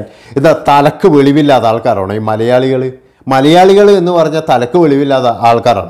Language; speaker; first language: Malayalam; native; Malayalam